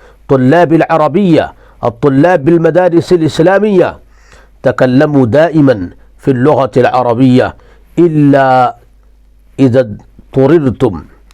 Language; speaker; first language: Arabic; non-native, fluent; Urdu